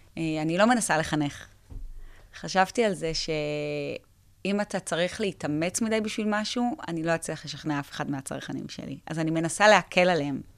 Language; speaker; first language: Hebrew; native; Hebrew